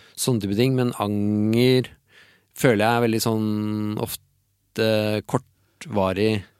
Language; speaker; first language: Norwegian; native; Norwegian